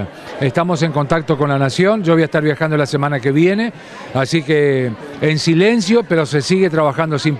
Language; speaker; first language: Spanish; native; Spanish